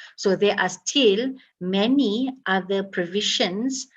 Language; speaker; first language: English; non-native, local second language; Malay